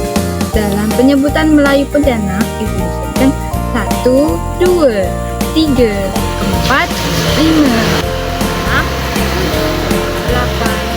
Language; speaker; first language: Indonesian; non-native, local second language; Malay